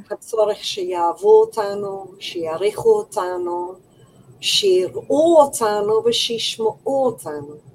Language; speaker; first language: Hebrew; non-native, fluent; English